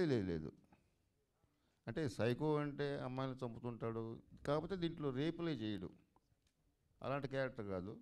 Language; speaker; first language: Telugu; native; Telugu